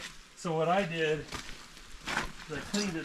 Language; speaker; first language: English; native; English